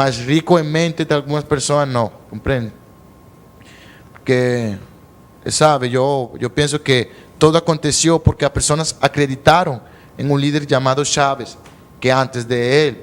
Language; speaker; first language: Portuguese; non-native, learner; Spanish